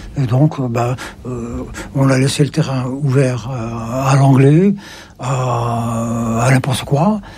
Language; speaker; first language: French; non-native, local second language; Arabic